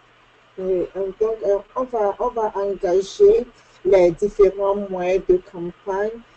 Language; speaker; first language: French; non-native, fluent; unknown